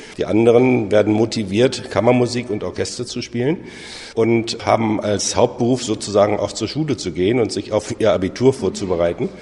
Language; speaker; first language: German; native; German